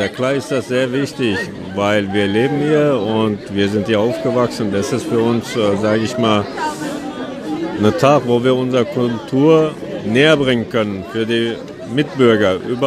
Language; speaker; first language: German; early bilingual, other home language; Turkish